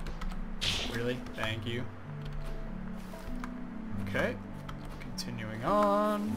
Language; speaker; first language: English; native; English